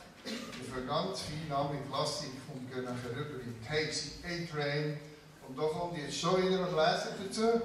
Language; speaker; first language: German; native; German